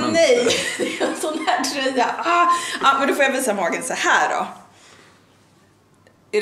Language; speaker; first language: Swedish; native; Swedish